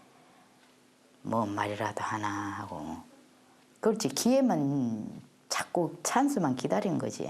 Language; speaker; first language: Korean; native; Korean